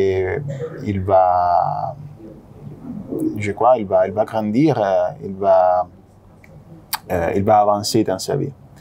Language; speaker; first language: French; non-native, fluent; Italian